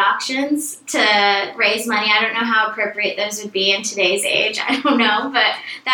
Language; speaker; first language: English; native; English